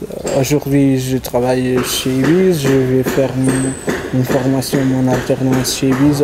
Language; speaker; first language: French; early bilingual, other home language; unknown